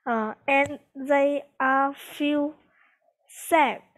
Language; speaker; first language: English; non-native, learner; Vietnamese